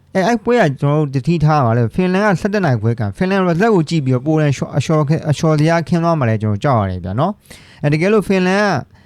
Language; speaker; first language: Burmese; native; Burmese